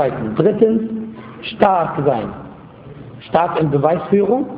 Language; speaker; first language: German; non-native, fluent; Arabic